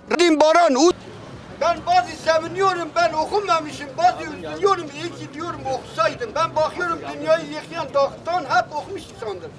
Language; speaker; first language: Turkish; non-native, local second language; Kurdish